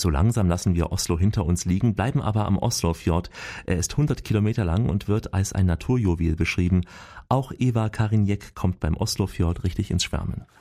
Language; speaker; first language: German; native; German